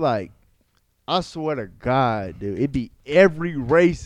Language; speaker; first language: English; native; English